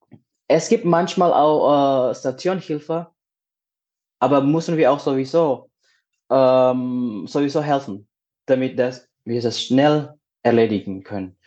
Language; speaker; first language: German; non-native, fluent; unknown